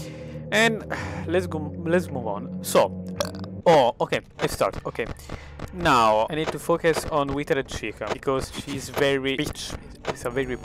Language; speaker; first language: English; non-native, learner; Italian